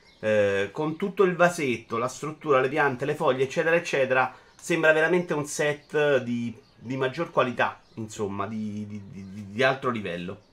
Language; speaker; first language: Italian; native; Italian